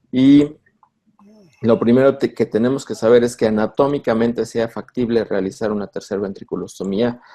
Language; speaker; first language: Spanish; native; Spanish